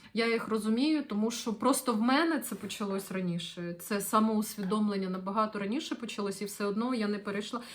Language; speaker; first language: Ukrainian; non-native, local second language; Russian